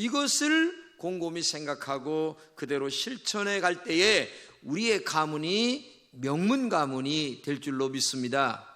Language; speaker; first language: Korean; native; Korean